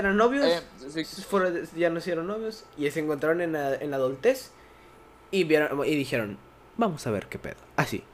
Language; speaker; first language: Spanish; native; Spanish